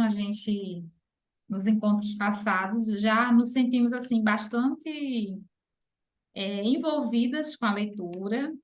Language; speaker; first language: Portuguese; native; Portuguese